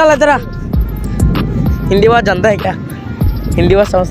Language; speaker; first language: Hindi; non-native, learner; Bangla